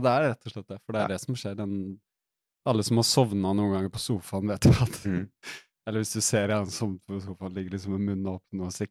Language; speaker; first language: Norwegian; native; Norwegian